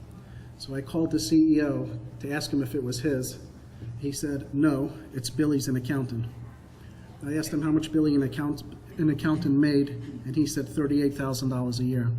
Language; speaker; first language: English; native; English